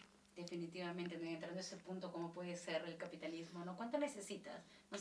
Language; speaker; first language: Spanish; native; Spanish